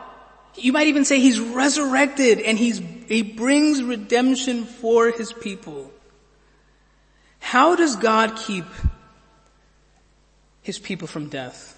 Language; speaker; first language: English; native; English